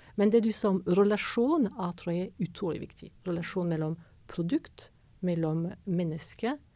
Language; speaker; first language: Norwegian; non-native, fluent; French